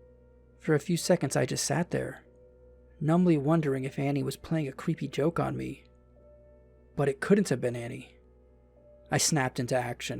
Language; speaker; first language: English; native; English